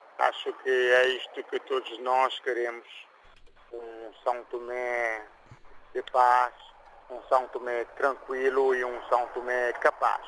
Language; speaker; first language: Portuguese; non-native, local second language; Kabuverdianu